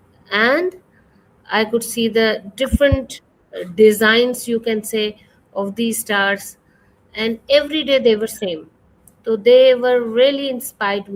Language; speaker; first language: English; non-native, fluent; Urdu